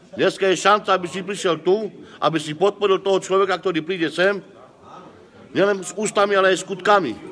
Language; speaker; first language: Slovak; non-native, local second language; Romany